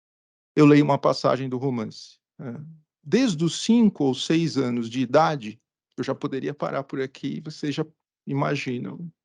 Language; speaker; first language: Portuguese; native; Portuguese